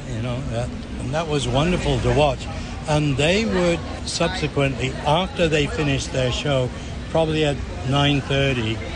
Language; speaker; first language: English; early bilingual, other home language; Swedish